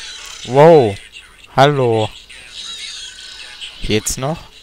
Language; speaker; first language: German; native; German